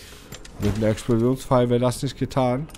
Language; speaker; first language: German; native; German